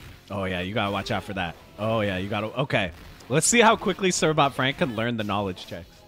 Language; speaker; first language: English; native; English